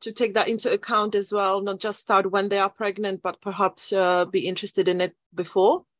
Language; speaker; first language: English; non-native, fluent; Czech